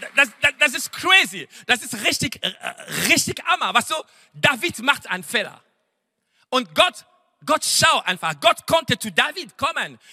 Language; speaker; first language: German; non-native, fluent; French